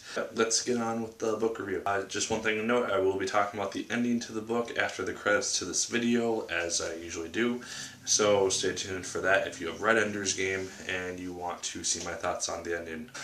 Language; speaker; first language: English; native; English